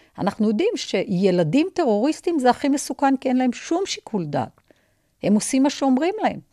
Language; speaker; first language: Hebrew; native; Hebrew